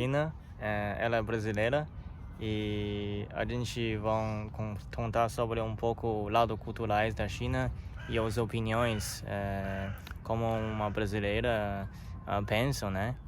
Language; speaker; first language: Portuguese; non-native, learner; Chinese